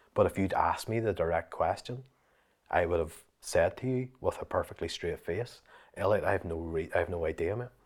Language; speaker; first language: English; native; English